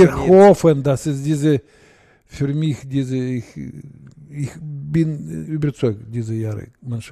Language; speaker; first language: German; non-native, learner; Russian